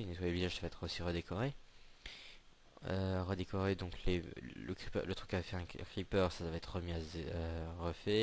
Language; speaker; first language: French; native; French